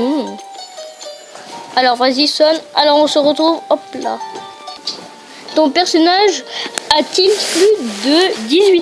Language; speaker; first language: French; early bilingual, other home language; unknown